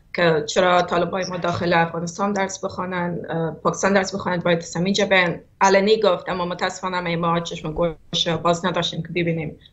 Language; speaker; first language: Persian; native; Persian